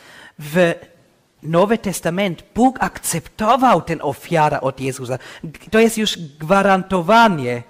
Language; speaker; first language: Polish; non-native, learner; English